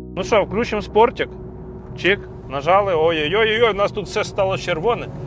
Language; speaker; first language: Ukrainian; non-native, local second language; Russian